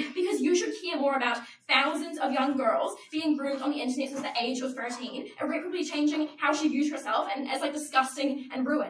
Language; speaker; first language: English; native; English